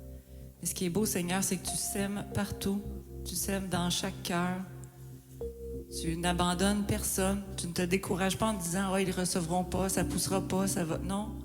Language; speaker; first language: French; native; French